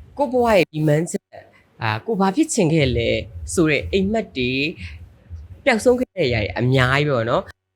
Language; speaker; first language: Burmese; native; Burmese